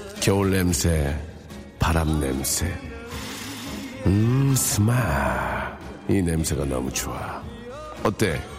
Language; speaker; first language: Korean; native; Korean